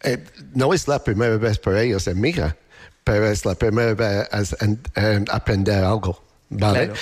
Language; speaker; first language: Spanish; non-native, fluent; English